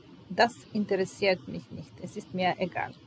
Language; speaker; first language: German; non-native, fluent; Serbian